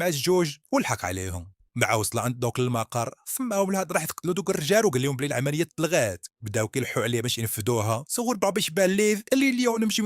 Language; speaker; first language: Arabic; native; Arabic